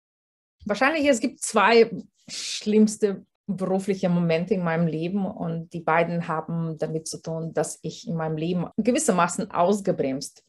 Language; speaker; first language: German; non-native, fluent; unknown